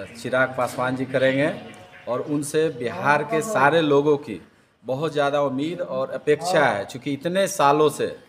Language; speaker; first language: Hindi; native; Hindi